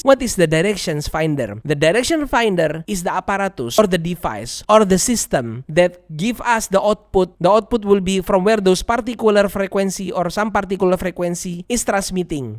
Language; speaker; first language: English; non-native, learner; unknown